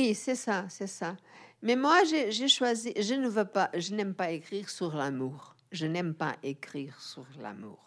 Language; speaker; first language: French; non-native, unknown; Portuguese